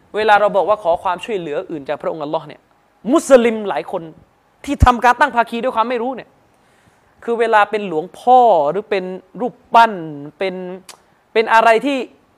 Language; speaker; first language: Thai; non-native, local second language; Malay